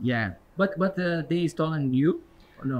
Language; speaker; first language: English; non-native, learner; Portuguese